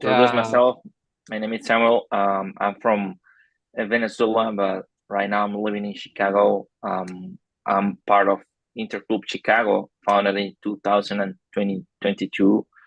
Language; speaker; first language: English; non-native, fluent; Spanish